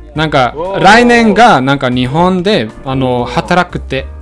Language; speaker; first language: Japanese; non-native, fluent; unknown